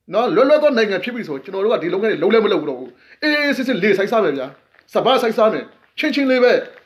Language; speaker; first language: Burmese; non-native, local second language; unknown